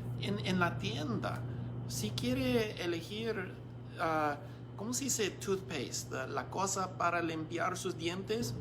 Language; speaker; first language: Spanish; non-native, learner; English